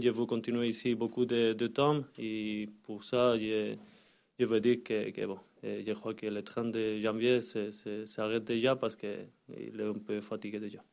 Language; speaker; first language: French; non-native, learner; Spanish